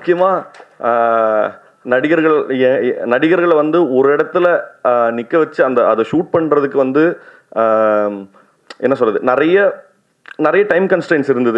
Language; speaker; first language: Tamil; native; Tamil